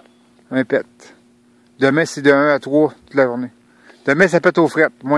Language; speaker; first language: French; native; French